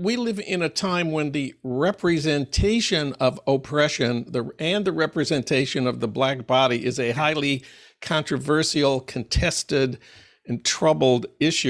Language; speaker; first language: English; native; English